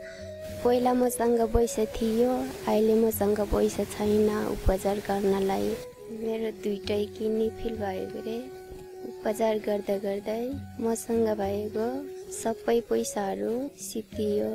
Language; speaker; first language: Nepali; non-native, local second language; Eastern Tamang